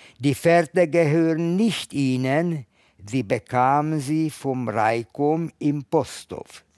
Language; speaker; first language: German; non-native, fluent; Hungarian